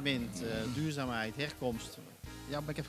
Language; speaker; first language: Dutch; native; Dutch